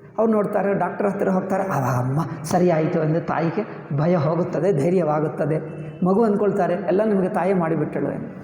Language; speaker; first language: Kannada; native; Kannada